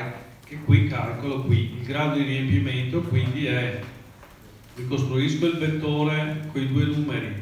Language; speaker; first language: Italian; native; Italian